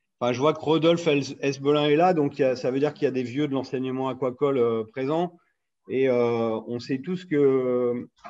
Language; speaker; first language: French; native; French